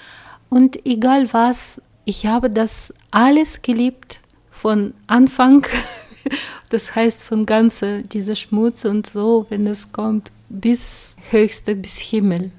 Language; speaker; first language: German; non-native, fluent; Russian